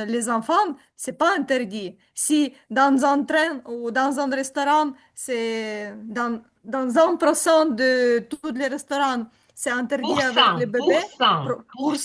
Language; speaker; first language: French; non-native, learner; Ukrainian